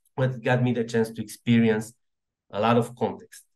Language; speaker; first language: English; non-native, fluent; Romanian